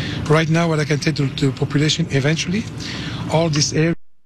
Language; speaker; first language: English; non-native, fluent; French